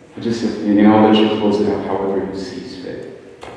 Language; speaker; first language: English; native; English